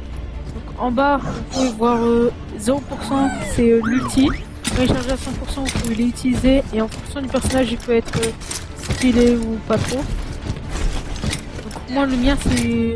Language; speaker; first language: French; native; French